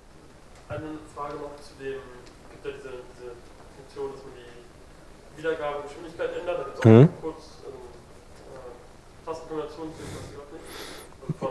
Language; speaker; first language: German; native; German